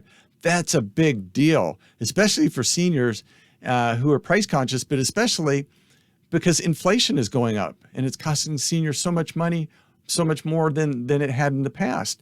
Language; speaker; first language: English; native; English